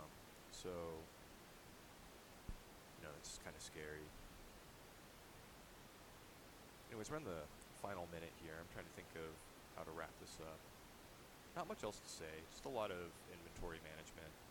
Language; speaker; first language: English; native; English